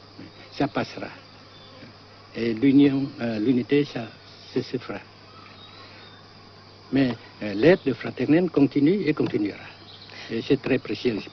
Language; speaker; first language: French; non-native, local second language; Vietnamese